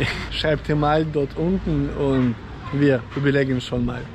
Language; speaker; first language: German; non-native, fluent; Ukrainian